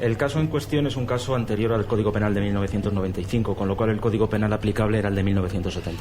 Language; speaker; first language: Spanish; native; Spanish